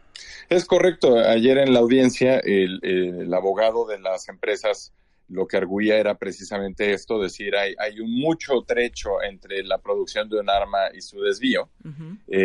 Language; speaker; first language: Spanish; native; Spanish